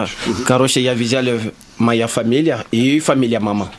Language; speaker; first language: Russian; non-native, learner; Lingala